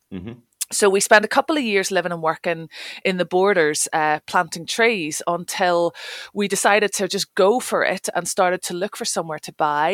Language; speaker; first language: English; native; English